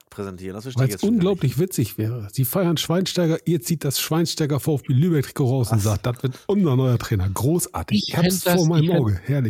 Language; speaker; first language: German; native; German